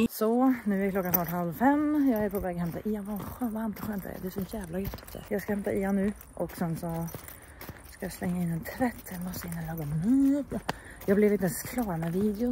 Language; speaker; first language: Swedish; native; Swedish